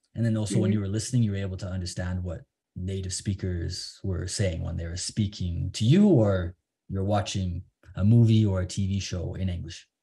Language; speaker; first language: English; native; English